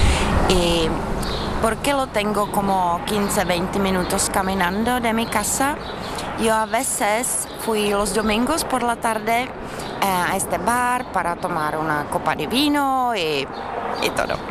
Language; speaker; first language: Spanish; non-native, learner; Czech